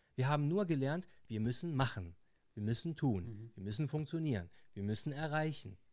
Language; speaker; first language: German; early bilingual, heritage; Arabic